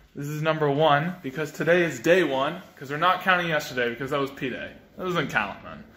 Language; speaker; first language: English; native; English